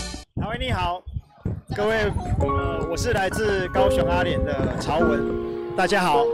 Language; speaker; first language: Chinese; native; Chinese